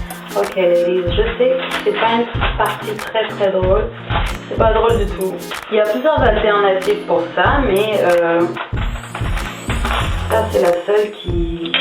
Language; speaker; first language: French; native; French